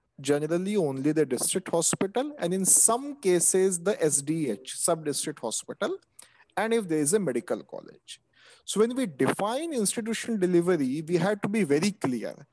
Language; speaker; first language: English; non-native, local second language; Marathi